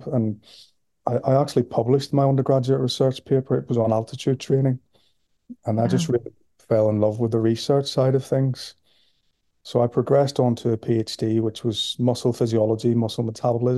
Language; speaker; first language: English; native; English